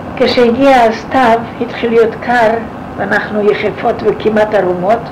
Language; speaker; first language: Hebrew; non-native, fluent; Yiddish